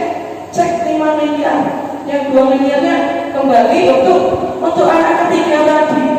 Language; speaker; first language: Indonesian; native; Indonesian